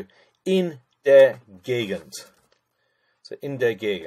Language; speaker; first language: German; non-native, fluent; English